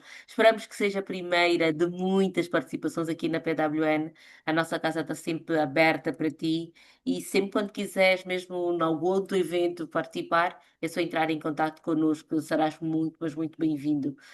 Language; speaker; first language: Portuguese; native; Portuguese